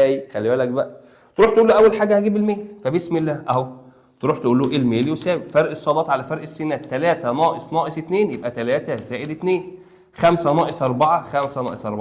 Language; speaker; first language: Arabic; native; Arabic